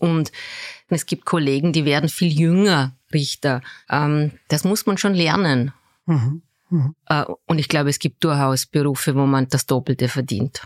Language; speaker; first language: German; early bilingual, other home language; Turkish